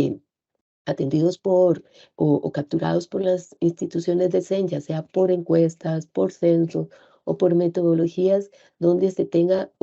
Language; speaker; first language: Spanish; native; Spanish